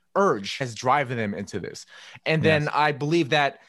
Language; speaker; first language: English; native; English